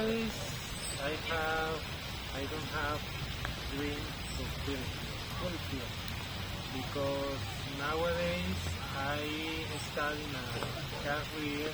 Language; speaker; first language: English; non-native, learner; Spanish